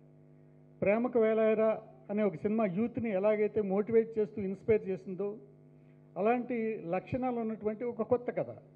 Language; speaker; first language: Telugu; native; Telugu